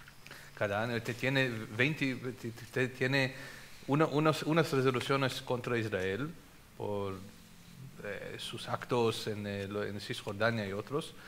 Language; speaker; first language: Spanish; non-native, fluent; Hebrew